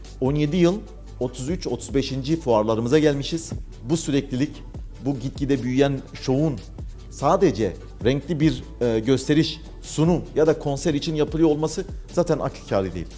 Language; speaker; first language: Turkish; native; Turkish